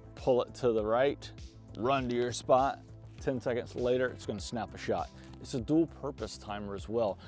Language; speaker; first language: English; native; English